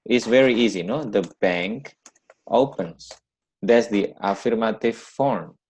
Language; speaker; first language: English; non-native, learner; Indonesian